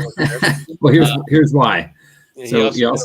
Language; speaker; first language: English; native; English